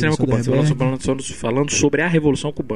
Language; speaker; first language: Portuguese; native; Portuguese